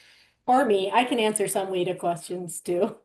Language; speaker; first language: English; native; English